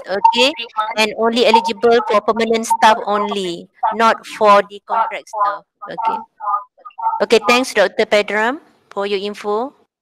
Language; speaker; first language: English; non-native, local second language; Malay